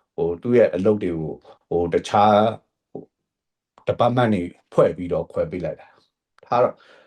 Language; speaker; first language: Burmese; native; Burmese